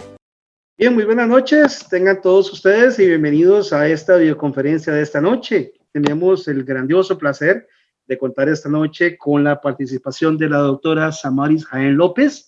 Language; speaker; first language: Spanish; native; Spanish